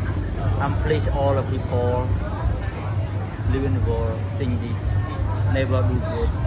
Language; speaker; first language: English; non-native, learner; Khmer